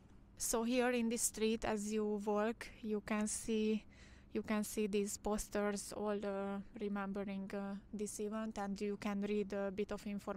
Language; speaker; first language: English; non-native, fluent; Hungarian